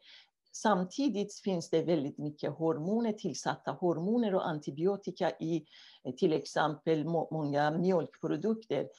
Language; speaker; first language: Swedish; non-native, fluent; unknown